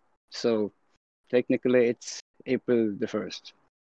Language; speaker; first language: English; non-native, fluent; Swedish